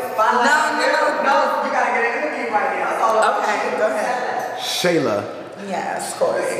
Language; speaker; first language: English; native; English